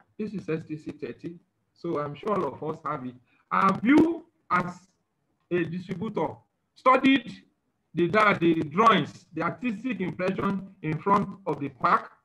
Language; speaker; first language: English; non-native, local second language; Yoruba